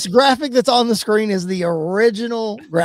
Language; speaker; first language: English; native; English